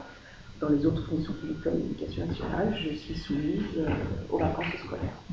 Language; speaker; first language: French; native; French